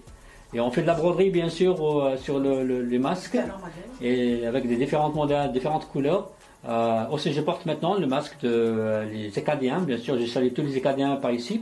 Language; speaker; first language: French; non-native, local second language; Arabic